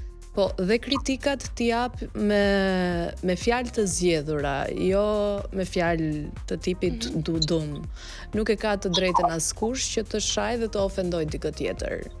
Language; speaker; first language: Albanian; native; Albanian